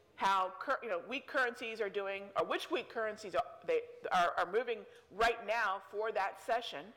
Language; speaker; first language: English; native; English